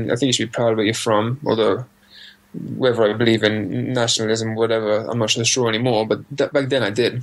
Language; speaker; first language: English; native; English